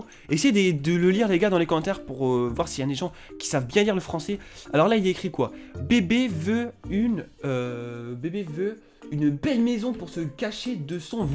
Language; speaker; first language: French; native; French